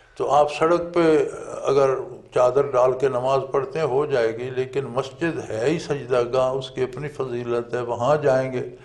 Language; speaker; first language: Urdu; non-native, local second language; Punjabi